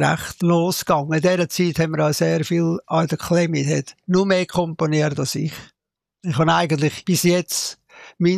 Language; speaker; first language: Swiss German; native; Swiss German